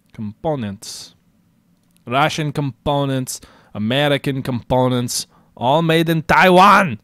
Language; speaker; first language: English; native; English